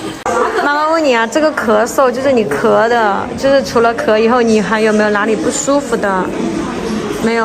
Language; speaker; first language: Chinese; native; Chinese